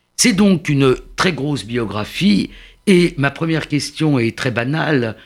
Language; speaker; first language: French; native; French